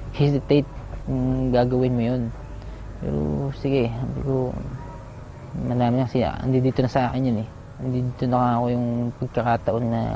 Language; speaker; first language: Filipino; native; Filipino